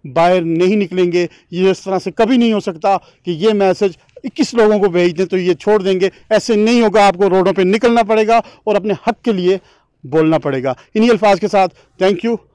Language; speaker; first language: Urdu; non-native, local second language; Northern Hindko